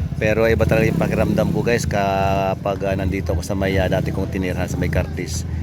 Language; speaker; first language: Filipino; non-native, local second language; Bikol